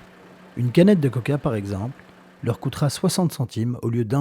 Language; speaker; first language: French; native; French